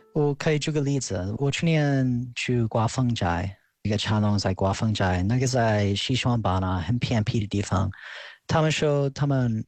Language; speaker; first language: Chinese; non-native, fluent; English